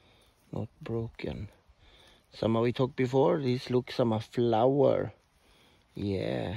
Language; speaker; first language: English; non-native, learner; Swedish